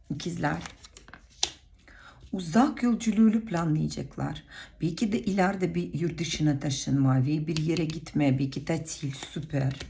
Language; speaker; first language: Turkish; non-native, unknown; Russian